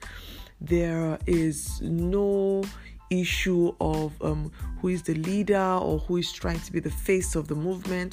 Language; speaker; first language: English; non-native, local second language; Yoruba